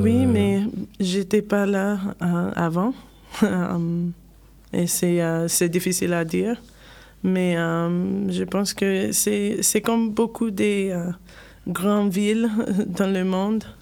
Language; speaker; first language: French; non-native, learner; English